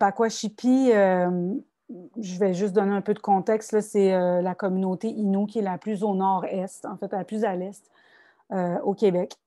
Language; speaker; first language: French; native; French